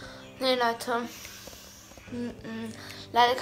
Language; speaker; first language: German; early bilingual, other home language; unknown